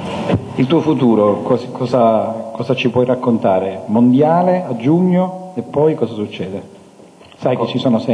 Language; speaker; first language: Italian; native; Italian